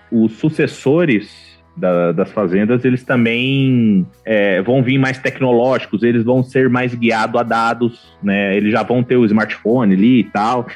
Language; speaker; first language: Portuguese; native; Portuguese